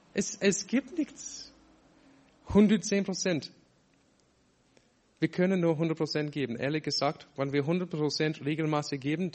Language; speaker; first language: German; non-native, fluent; English